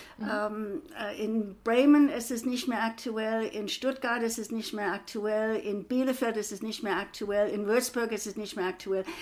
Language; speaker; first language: German; non-native, fluent; English